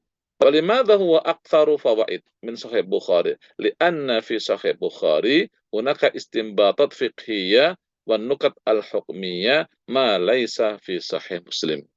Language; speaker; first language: Arabic; non-native, fluent; Indonesian